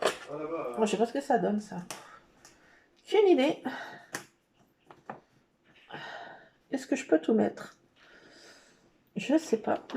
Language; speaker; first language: French; native; French